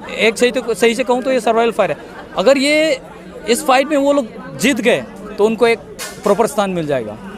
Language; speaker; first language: Hindi; non-native, local second language; Manipuri